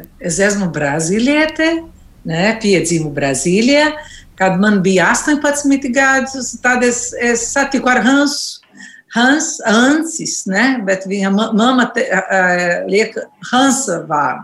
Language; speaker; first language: Latvian; non-native, learner; Portuguese